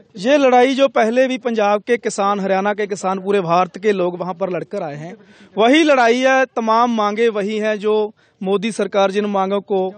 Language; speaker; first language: Hindi; non-native, local second language; Punjabi